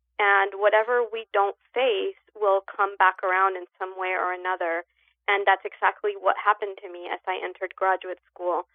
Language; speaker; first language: English; early bilingual, other home language; Spanish